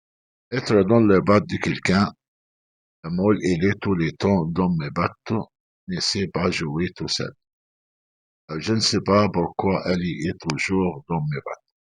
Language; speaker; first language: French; non-native, fluent; Arabic